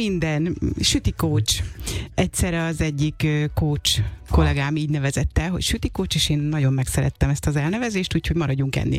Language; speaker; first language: Hungarian; native; Hungarian